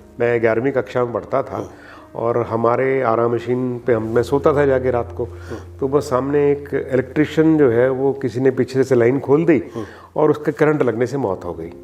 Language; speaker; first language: Hindi; non-native, local second language; Punjabi